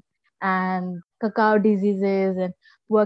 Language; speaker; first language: English; non-native, local second language; Marathi